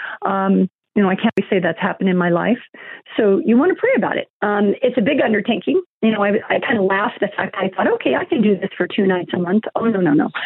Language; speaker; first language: English; native; English